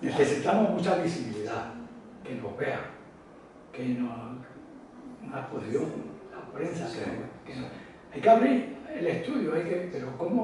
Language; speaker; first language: Spanish; native; Spanish